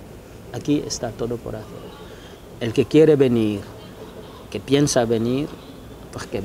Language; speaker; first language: Spanish; non-native, fluent; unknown